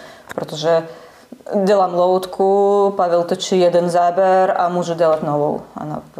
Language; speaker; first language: Czech; non-native, learner; Russian